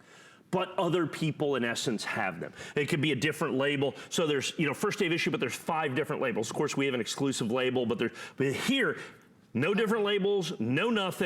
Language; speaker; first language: English; native; English